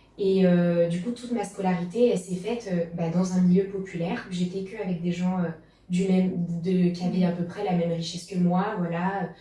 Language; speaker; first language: French; native; French